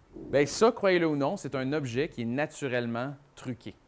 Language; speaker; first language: French; native; French